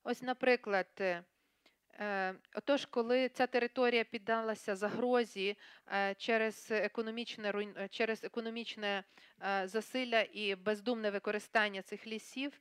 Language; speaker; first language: Ukrainian; native; Ukrainian